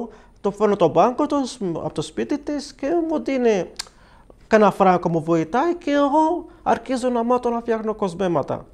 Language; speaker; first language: Greek; non-native, learner; Arabic